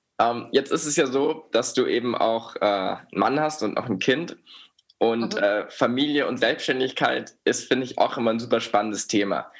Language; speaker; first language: German; native; German